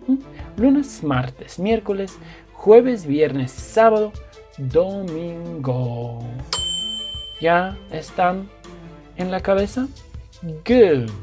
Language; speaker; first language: Spanish; non-native, fluent; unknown